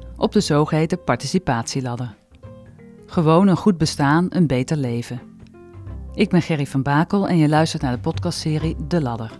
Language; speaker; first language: Dutch; native; Dutch